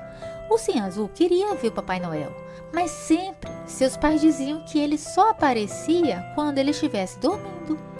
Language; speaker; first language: Portuguese; native; Portuguese